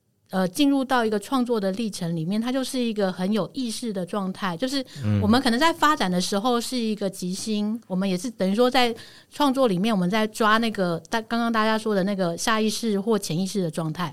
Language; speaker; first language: Chinese; native; Chinese